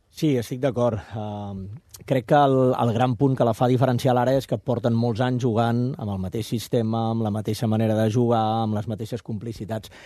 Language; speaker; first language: Catalan; native; Catalan